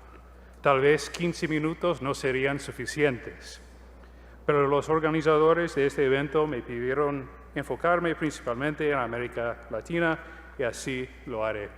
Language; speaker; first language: Spanish; non-native, fluent; English